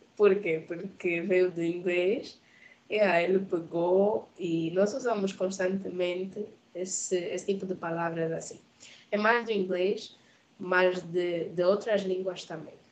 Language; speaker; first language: Portuguese; native; Portuguese